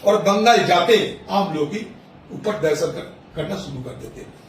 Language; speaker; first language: Hindi; non-native, local second language; Bangla